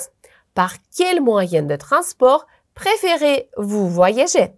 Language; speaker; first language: French; non-native, fluent; Uzbek